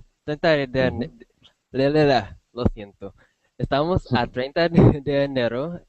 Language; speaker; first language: Spanish; non-native, learner; English